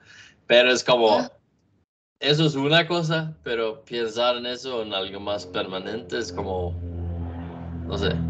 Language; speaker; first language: Spanish; non-native, learner; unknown